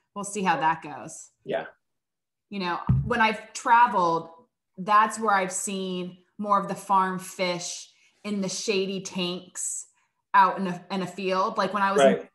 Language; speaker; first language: English; native; English